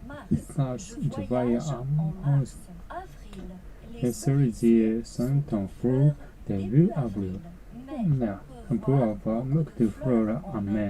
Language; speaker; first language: French; non-native, learner; Japanese